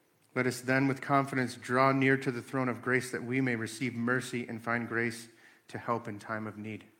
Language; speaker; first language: English; native; English